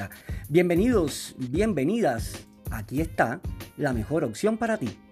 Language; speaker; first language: Spanish; native; Spanish